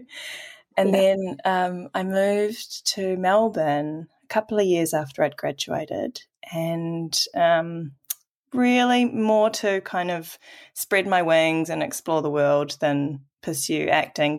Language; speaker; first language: English; native; English